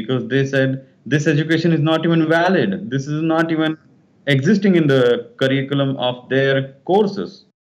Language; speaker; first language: English; non-native, local second language; Kannada